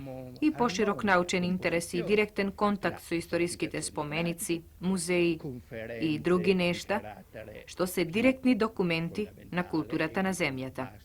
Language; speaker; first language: Macedonian; non-native, fluent; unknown